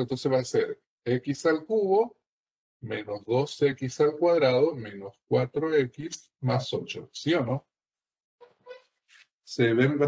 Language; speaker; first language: Spanish; native; Spanish